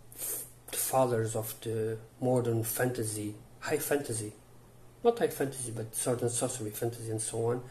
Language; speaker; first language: English; non-native, learner; Portuguese